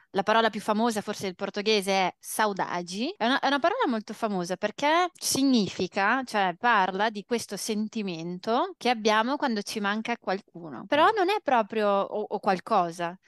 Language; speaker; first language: Italian; early bilingual, other home language; Portuguese